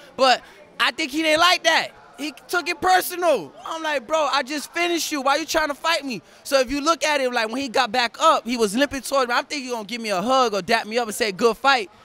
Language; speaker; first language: English; native; English